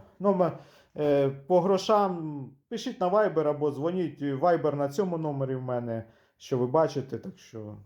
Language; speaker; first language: Ukrainian; native; Ukrainian